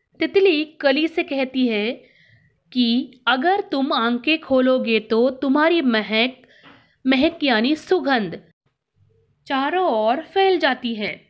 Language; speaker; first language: Hindi; non-native, local second language; Kannada